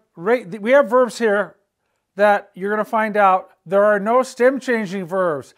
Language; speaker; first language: English; native; English